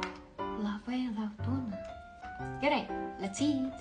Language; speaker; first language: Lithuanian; non-native, learner; Japanese